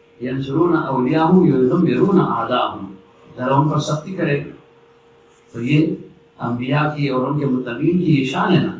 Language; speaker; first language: Urdu; non-native, local second language; Pashto